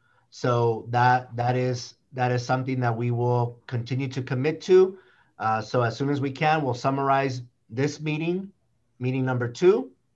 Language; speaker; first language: English; native; English